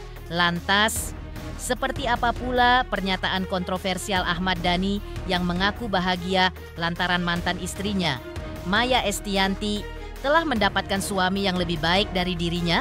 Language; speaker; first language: Indonesian; native; Indonesian